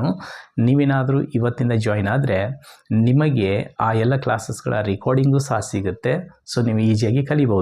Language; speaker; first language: Kannada; native; Kannada